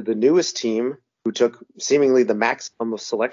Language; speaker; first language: English; native; English